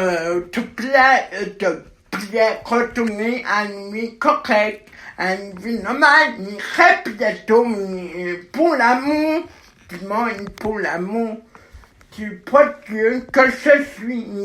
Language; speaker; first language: French; native; French